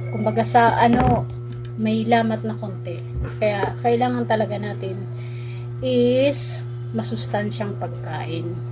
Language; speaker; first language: Filipino; non-native, local second language; Waray